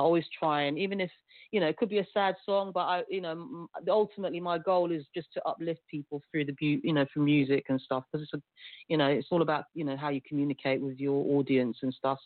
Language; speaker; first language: English; early bilingual, other home language; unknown